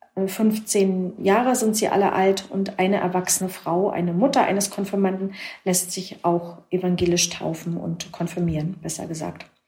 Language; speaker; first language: German; native; German